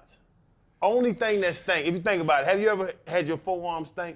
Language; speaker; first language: English; native; English